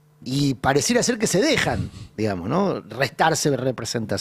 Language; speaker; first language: Spanish; native; Spanish